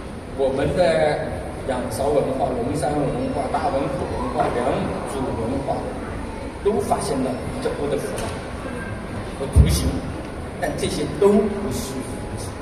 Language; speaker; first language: Chinese; native; Chinese